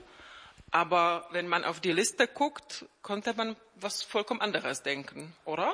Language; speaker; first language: German; non-native, fluent; Czech